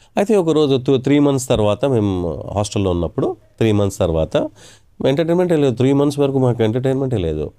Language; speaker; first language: Telugu; non-native, local second language; English